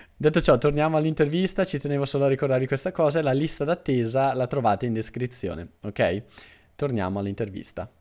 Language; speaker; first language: Italian; native; Italian